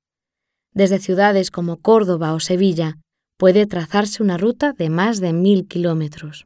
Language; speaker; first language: Spanish; native; Spanish